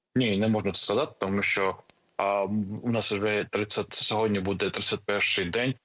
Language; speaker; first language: Ukrainian; non-native, fluent; Georgian